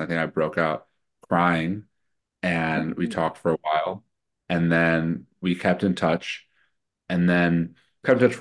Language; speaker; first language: English; native; English